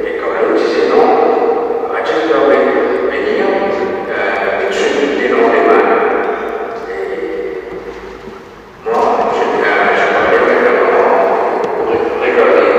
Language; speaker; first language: French; non-native, local second language; Morisyen